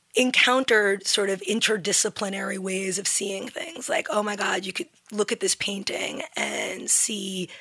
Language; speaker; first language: English; native; English